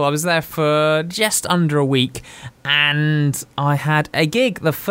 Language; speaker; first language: English; native; English